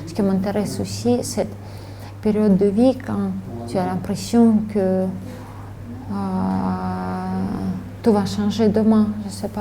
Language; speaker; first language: French; non-native, fluent; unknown